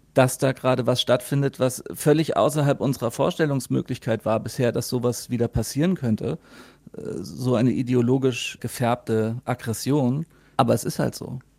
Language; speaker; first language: German; native; German